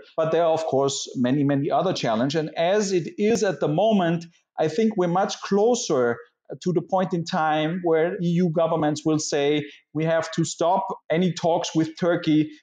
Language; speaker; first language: English; non-native, fluent; German